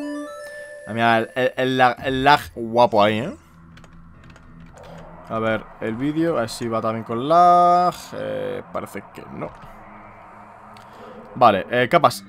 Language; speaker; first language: Spanish; native; Spanish